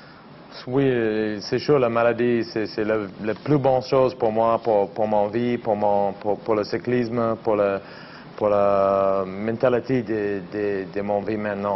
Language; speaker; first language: French; non-native, learner; English